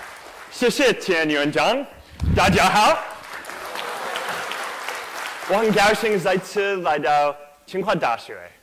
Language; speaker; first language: Chinese; non-native, learner; English